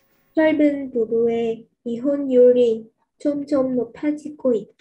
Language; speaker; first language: Korean; non-native, learner; Vietnamese